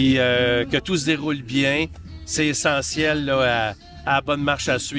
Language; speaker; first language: French; native; French